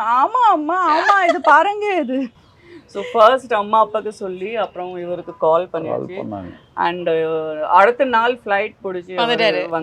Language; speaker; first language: Tamil; non-native, fluent; Gujarati